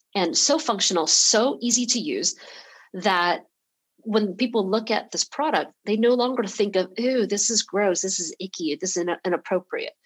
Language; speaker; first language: English; early bilingual, other home language; Chinese